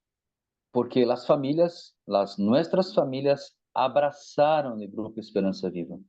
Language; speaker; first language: Spanish; non-native, fluent; Portuguese